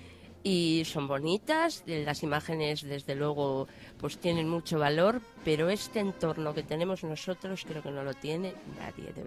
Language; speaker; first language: Spanish; native; Spanish